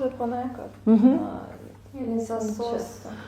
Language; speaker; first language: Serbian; non-native, learner; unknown